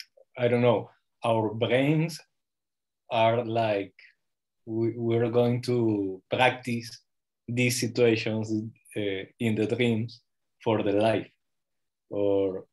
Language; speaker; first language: English; non-native, learner; Spanish